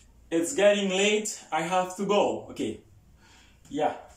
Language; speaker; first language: English; non-native, fluent; Haitian Creole